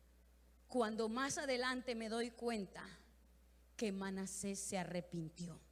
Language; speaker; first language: Spanish; native; Spanish